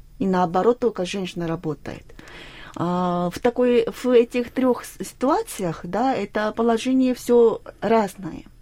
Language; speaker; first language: Russian; non-native, fluent; Korean